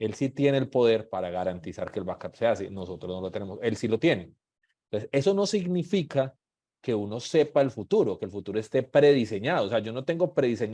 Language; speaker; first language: Spanish; native; Spanish